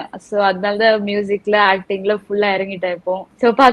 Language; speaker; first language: Tamil; non-native, local second language; Telugu